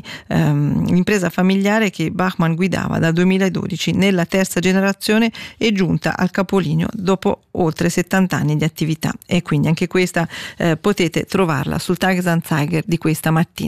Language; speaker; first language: Italian; native; Italian